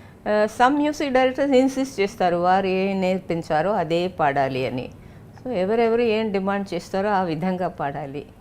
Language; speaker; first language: Telugu; non-native, local second language; Tamil